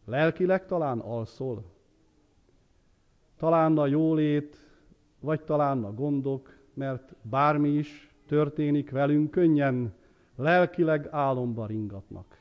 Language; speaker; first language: Hungarian; native; Hungarian